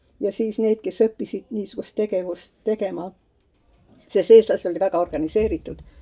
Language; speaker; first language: Estonian; early bilingual, heritage; Estonian